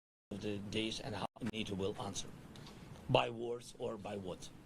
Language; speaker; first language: English; non-native, learner; Russian